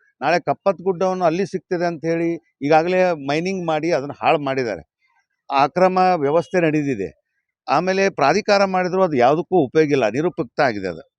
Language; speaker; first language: Kannada; native; Kannada